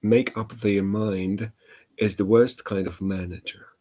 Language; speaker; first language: English; non-native, fluent; Polish